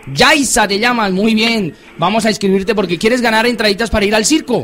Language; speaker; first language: Spanish; native; Spanish